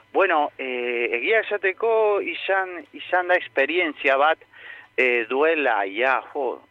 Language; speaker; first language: Basque; non-native, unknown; Spanish